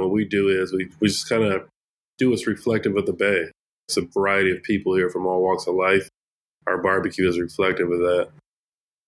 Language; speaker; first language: English; native; English